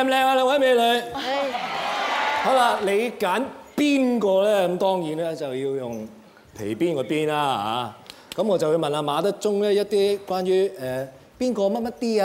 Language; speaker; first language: Cantonese; native; Cantonese